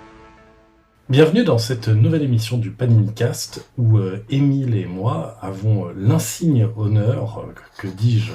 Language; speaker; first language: French; native; French